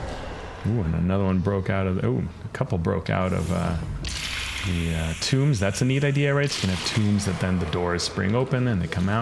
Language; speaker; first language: English; native; English